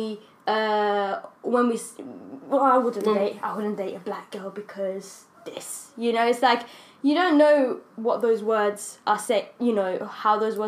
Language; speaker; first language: English; non-native, local second language; Kinyarwanda